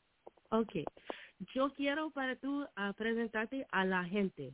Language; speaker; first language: Spanish; non-native, learner; English